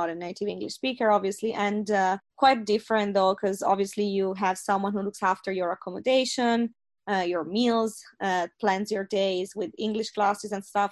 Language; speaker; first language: English; non-native, fluent; Italian